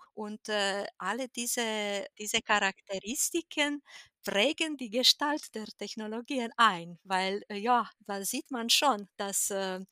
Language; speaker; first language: German; non-native, fluent; Romanian